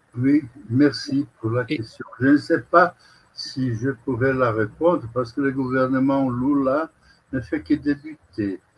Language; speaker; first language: French; non-native, fluent; Portuguese